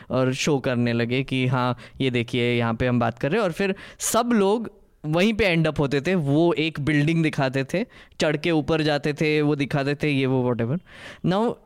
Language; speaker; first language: Hindi; native; Hindi